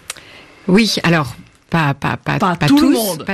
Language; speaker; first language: French; native; French